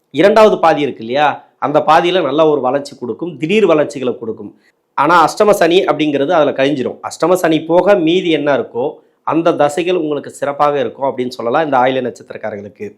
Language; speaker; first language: Tamil; native; Tamil